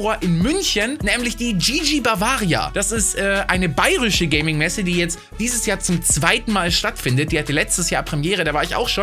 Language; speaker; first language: German; native; German